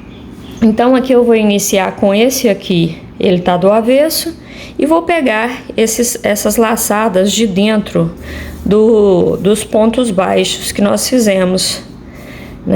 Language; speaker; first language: Portuguese; native; Portuguese